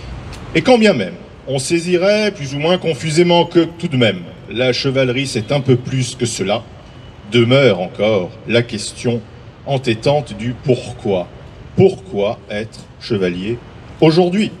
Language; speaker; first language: French; native; French